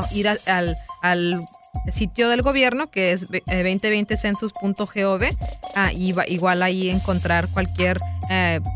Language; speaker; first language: Spanish; native; Spanish